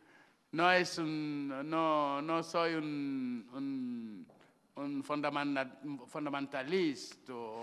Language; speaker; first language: Spanish; non-native, learner; Wolof